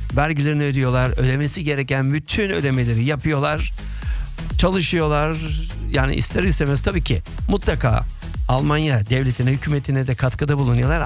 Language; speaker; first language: Turkish; early bilingual, heritage; Turkish